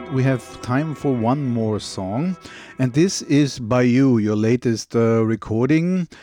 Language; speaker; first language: English; non-native, fluent; German